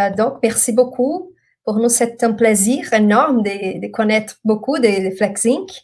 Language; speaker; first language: French; non-native, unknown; Portuguese